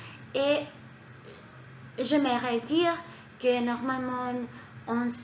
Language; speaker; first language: French; non-native, learner; Spanish